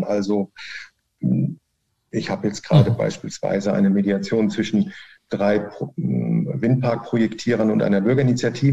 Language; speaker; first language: German; native; German